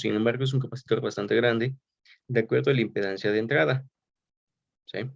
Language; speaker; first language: Spanish; native; Spanish